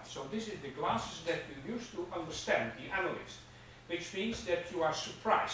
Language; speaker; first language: English; non-native, fluent; Dutch